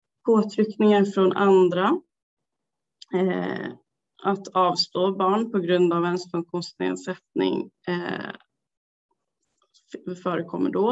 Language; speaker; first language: Swedish; native; Swedish